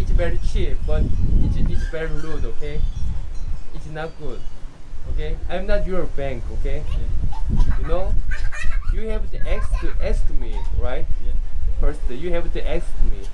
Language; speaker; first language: English; non-native, learner; Korean